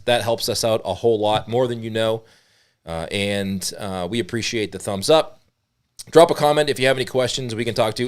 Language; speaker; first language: English; native; English